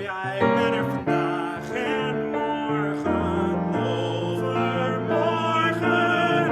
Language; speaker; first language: Dutch; non-native, fluent; English